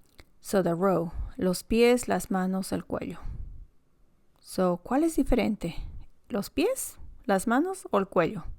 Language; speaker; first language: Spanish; non-native, fluent; English